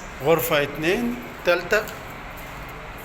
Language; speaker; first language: Arabic; native; Arabic